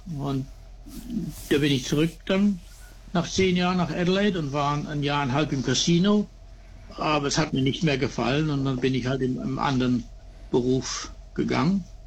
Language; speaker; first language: German; early bilingual, heritage; German